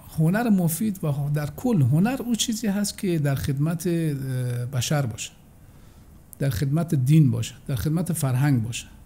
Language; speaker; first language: Persian; native; Persian